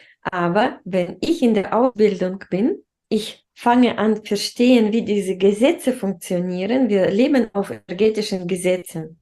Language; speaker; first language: German; non-native, fluent; Russian